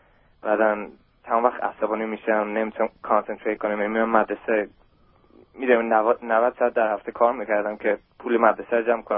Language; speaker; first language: Persian; early bilingual, heritage; German